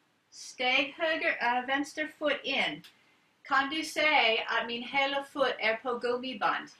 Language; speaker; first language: Swedish; non-native, learner; English